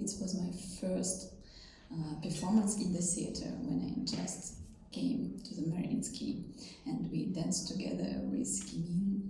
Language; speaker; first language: English; non-native, learner; Russian